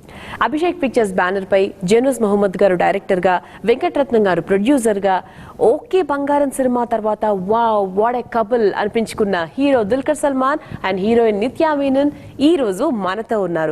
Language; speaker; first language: Telugu; native; Telugu